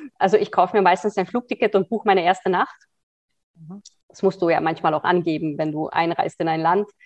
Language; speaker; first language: German; early bilingual, other home language; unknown